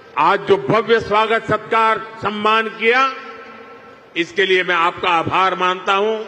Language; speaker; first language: Hindi; non-native, local second language; Gujarati